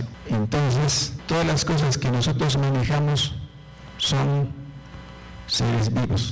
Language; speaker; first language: Spanish; non-native, local second language; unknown